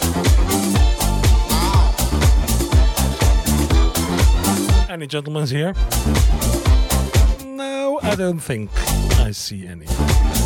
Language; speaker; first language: English; non-native, fluent; Swiss German